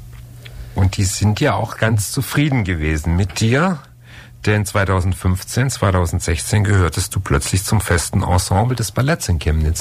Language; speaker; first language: German; native; German